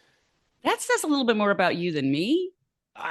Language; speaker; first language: English; native; English